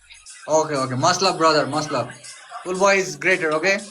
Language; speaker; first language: English; non-native, learner; Nepali